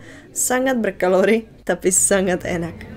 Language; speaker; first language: Indonesian; non-native, fluent; Czech